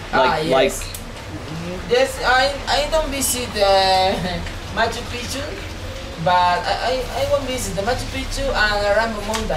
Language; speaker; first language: English; non-native, learner; Spanish